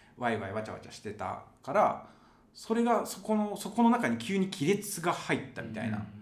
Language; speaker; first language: Japanese; native; Japanese